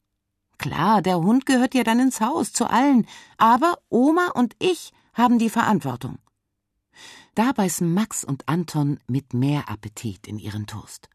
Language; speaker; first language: German; native; German